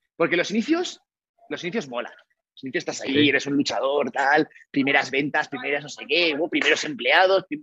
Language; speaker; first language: Spanish; native; Spanish